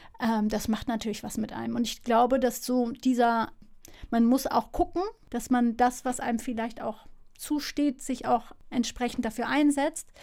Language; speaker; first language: German; early bilingual, other home language; Turkish